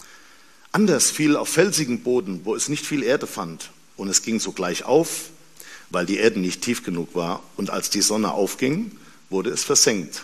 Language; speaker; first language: German; native; German